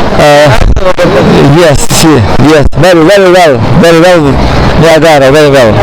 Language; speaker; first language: English; non-native, learner; Ukrainian